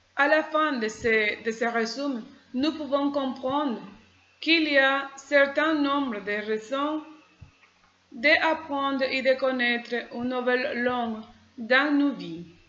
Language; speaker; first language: French; non-native, learner; Spanish